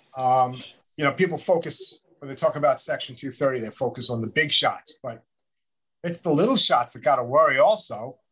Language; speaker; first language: English; native; English